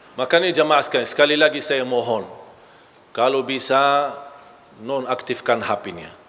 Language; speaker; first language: Malay; non-native, fluent; Arabic